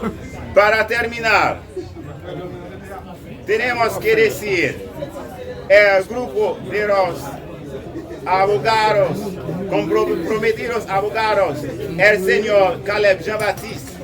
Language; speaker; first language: Spanish; non-native, local second language; Haitian Creole